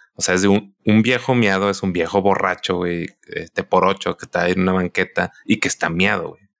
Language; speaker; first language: Spanish; native; Spanish